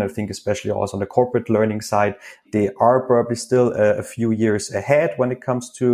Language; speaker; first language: English; non-native, fluent; German